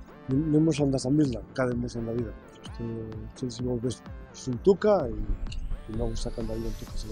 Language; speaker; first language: Macedonian; non-native, learner; Spanish